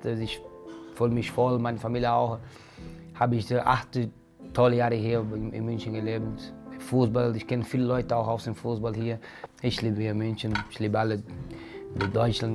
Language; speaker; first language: German; non-native, learner; Portuguese